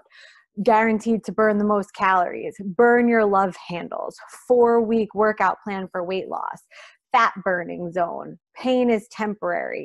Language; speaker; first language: English; native; English